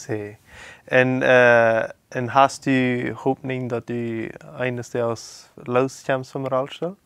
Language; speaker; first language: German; non-native, local second language; Plautdietsch